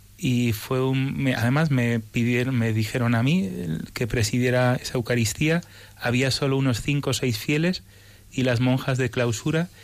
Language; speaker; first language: Spanish; early bilingual, other home language; English